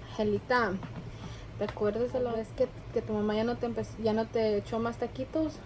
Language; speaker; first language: Spanish; early bilingual, heritage; Spanish